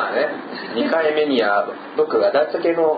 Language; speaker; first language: Japanese; non-native, fluent; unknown